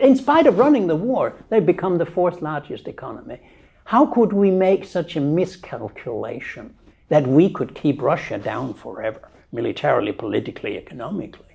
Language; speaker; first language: English; non-native, fluent; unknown